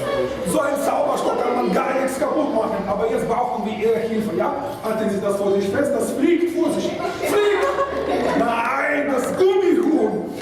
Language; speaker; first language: German; non-native, fluent; Russian